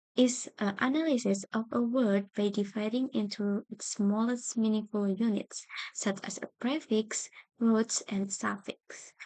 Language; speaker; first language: English; non-native, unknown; Indonesian